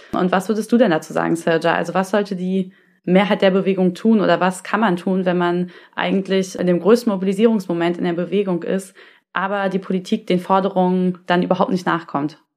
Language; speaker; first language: German; native; German